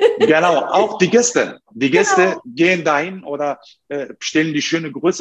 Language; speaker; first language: German; non-native, fluent; Turkish